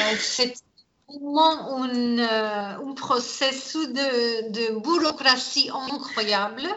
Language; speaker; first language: French; non-native, learner; English